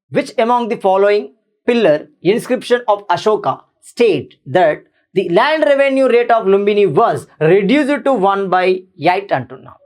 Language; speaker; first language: English; non-native, local second language; Telugu